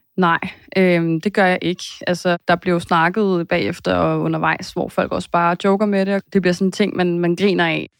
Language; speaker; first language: Danish; native; Danish